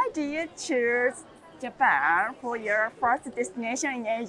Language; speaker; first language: English; non-native, learner; Japanese